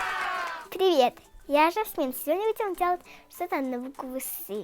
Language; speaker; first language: Russian; early bilingual, heritage; Russian